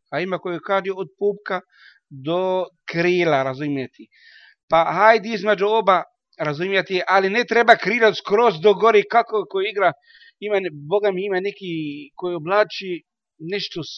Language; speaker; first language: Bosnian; non-native, learner; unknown